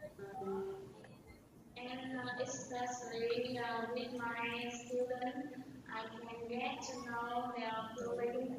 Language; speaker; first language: English; non-native, learner; Vietnamese